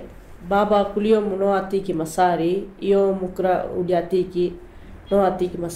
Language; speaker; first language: Arabic; non-native, learner; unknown